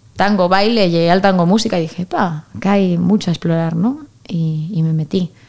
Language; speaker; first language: Spanish; native; Spanish